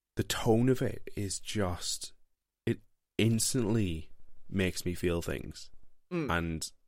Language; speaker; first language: English; native; English